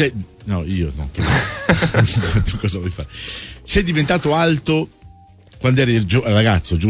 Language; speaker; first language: Italian; native; Italian